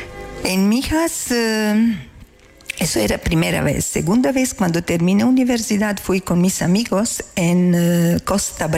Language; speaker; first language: Spanish; non-native, learner; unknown